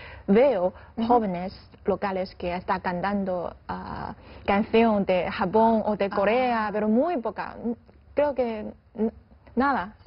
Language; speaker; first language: Spanish; non-native, fluent; Chinese